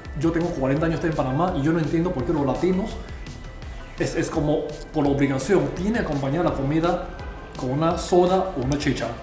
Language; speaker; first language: Spanish; non-native, fluent; Chinese